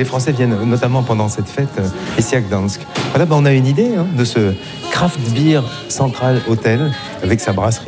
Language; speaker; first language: French; native; French